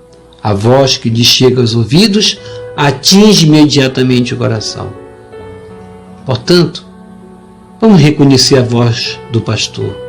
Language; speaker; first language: Portuguese; native; Portuguese